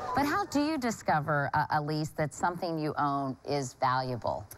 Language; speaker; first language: English; native; English